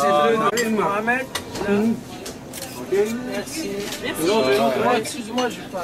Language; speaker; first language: French; non-native, learner; Arabic